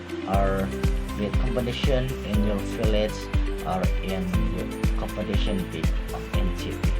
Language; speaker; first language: English; non-native, learner; Indonesian